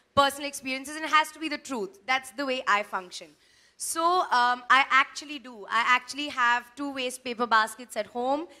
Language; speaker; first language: English; non-native, local second language; Hindi